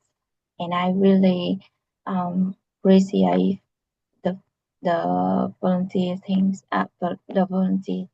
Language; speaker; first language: English; non-native, learner; Vietnamese